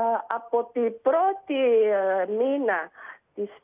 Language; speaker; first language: Greek; non-native, learner; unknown